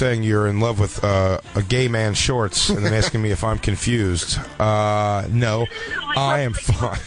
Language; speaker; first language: English; native; English